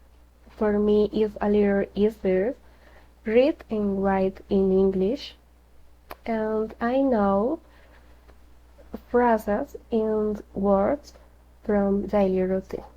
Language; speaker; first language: English; non-native, learner; Spanish